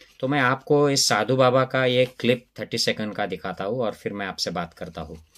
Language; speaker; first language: Hindi; non-native, local second language; Marathi